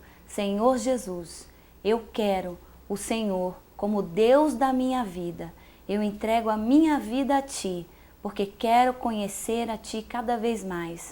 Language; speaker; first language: Portuguese; native; Portuguese